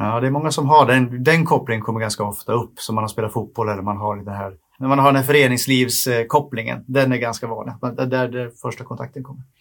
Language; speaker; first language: Swedish; native; Swedish